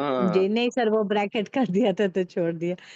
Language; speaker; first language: Hindi; native; Hindi